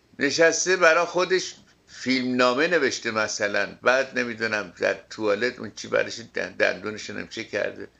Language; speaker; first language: Persian; native; Persian